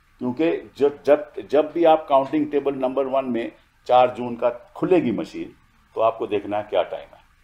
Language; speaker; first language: Hindi; native; Hindi